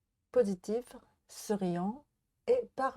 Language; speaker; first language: French; non-native, learner; Japanese